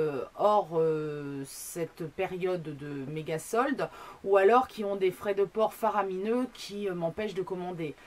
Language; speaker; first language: French; native; French